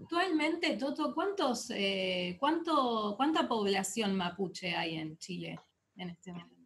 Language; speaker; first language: Spanish; native; Spanish